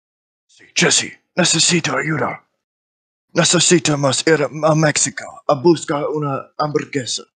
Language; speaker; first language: Spanish; non-native, learner; English